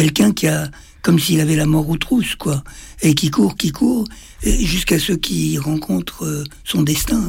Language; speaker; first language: French; native; French